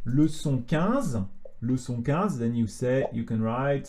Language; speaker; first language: French; native; French